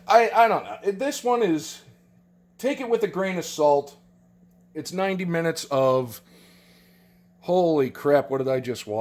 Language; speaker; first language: English; native; English